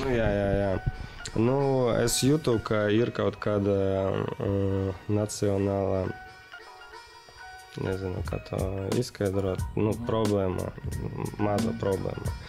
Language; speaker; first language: Latvian; non-native, local second language; Russian